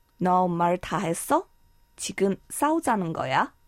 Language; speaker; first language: Korean; non-native, fluent; Chinese